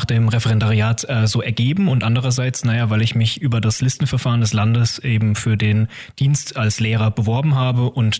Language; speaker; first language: German; native; German